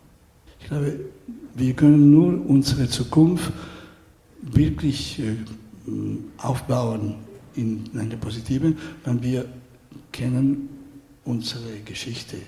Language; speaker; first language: German; non-native, fluent; Spanish